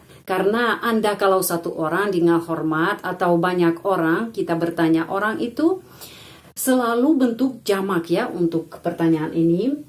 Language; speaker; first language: Indonesian; non-native, fluent; Russian